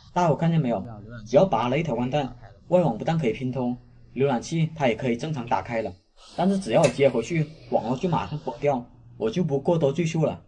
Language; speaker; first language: Chinese; native; Chinese